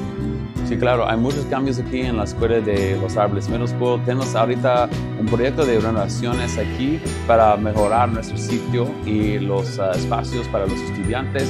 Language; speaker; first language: Spanish; non-native, fluent; English